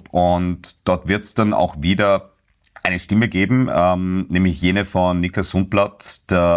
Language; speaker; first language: German; native; German